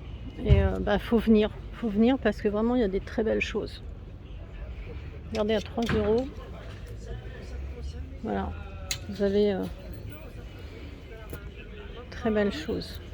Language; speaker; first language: French; native; French